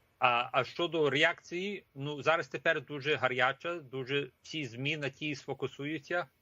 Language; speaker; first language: Ukrainian; early bilingual, heritage; Ukrainian